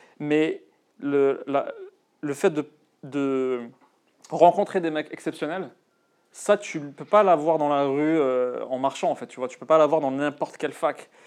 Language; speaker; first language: French; non-native, local second language; Arabic